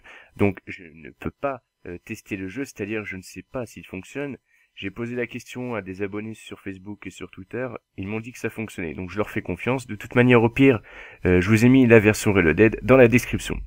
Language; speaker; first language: French; native; French